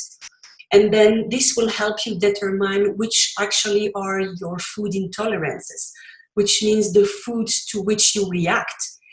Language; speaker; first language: English; non-native, fluent; French